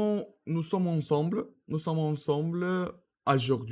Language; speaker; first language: French; non-native, learner; Russian